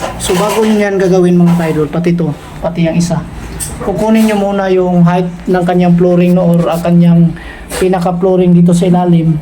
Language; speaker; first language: Filipino; non-native, local second language; Cebuano